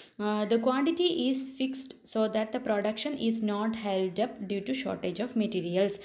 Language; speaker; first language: English; non-native, local second language; Malayalam